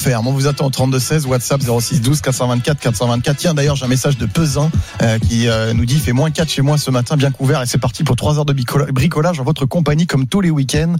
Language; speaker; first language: French; native; French